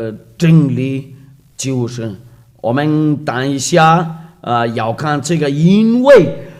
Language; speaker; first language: Chinese; non-native, fluent; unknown